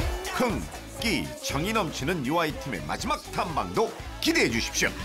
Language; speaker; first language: Korean; native; Korean